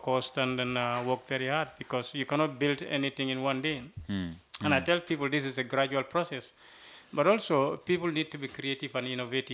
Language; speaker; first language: English; non-native, local second language; Mandingo